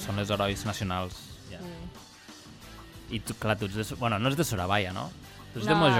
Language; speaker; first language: Catalan; native; Catalan